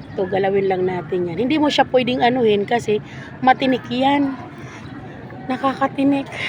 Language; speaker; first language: Filipino; native; Filipino